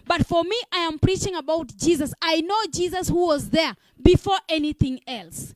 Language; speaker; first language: English; non-native, local second language; Swahili